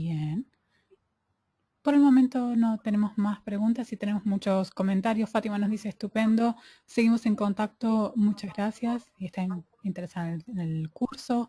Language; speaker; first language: Spanish; native; Spanish